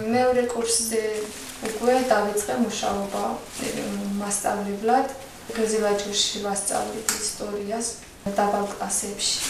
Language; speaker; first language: Georgian; non-native, local second language; Azerbaijani